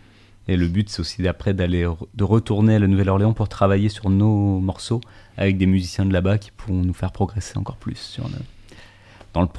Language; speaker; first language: French; native; French